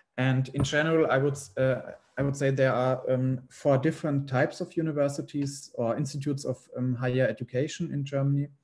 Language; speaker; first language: English; non-native, fluent; German